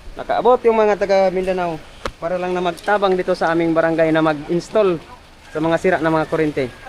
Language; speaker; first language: Filipino; non-native, local second language; Cebuano